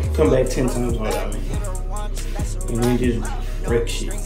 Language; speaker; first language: English; native; English